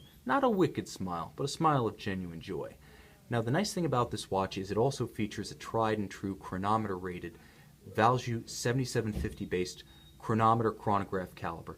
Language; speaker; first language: English; native; English